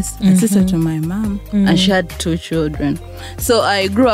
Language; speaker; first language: English; non-native, local second language; Ganda